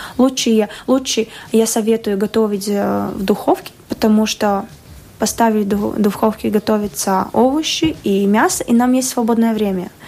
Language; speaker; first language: Russian; non-native, local second language; Latvian